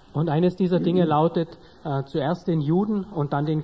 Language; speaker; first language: German; native; German